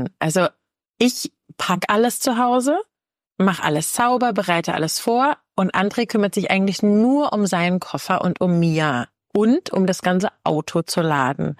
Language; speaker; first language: German; native; German